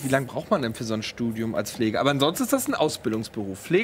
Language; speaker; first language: German; native; German